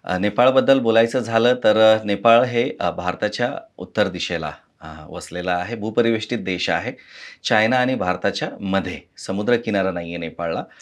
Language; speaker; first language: Marathi; non-native, fluent; Nepali